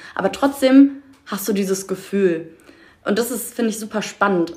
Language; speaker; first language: German; native; German